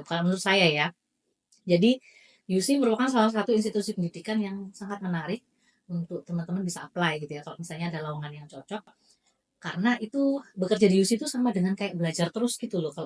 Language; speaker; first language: Indonesian; native; Indonesian